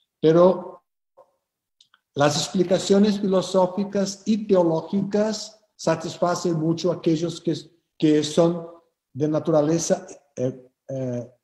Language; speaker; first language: Spanish; non-native, fluent; Portuguese